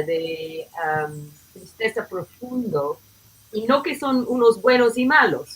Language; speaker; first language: Spanish; non-native, fluent; English